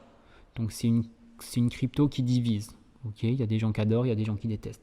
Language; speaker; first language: French; native; French